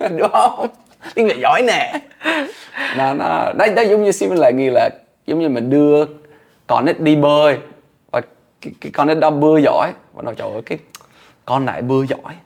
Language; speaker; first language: Vietnamese; non-native, fluent; English